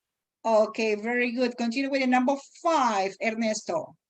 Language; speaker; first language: English; non-native, fluent; Spanish